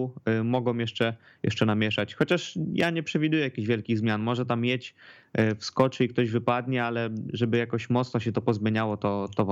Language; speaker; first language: Polish; native; Polish